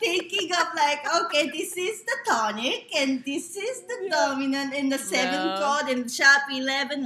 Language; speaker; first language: English; non-native, fluent; Japanese